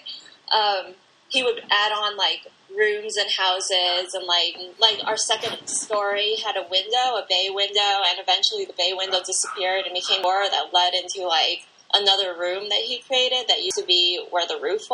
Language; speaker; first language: English; native; English